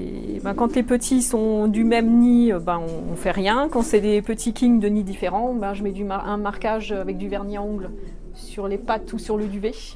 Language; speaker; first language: French; native; French